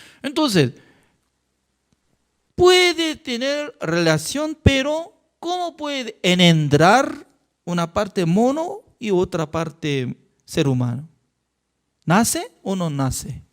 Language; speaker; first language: Spanish; non-native, fluent; Korean